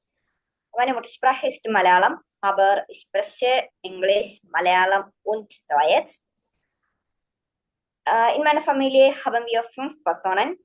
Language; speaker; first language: German; non-native, learner; Malayalam